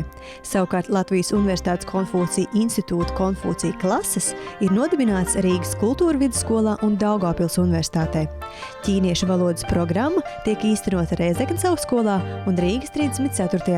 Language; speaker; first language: Latvian; native; Latvian